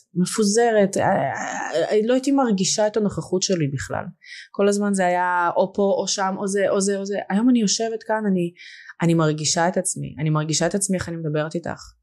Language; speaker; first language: Hebrew; early bilingual, other home language; Russian